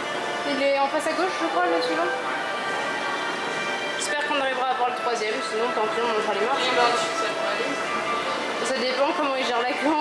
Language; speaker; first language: French; native; French